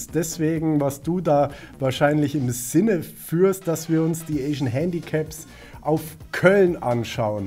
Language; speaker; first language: German; native; German